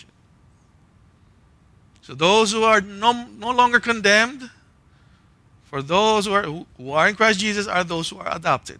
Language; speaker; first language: English; non-native, local second language; Filipino